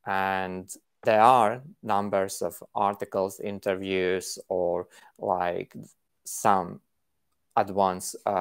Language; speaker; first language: English; non-native, fluent; Latvian